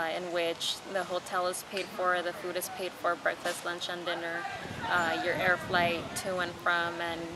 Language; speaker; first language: English; early bilingual, other home language; Spanish